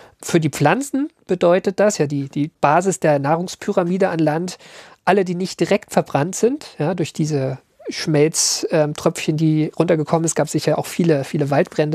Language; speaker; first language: German; native; German